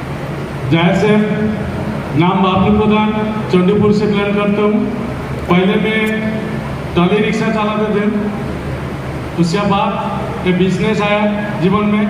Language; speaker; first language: Hindi; non-native, local second language; Bangla